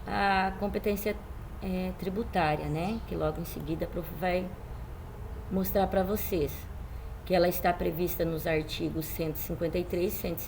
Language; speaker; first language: Portuguese; native; Portuguese